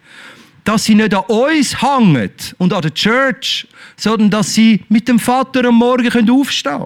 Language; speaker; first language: German; native; German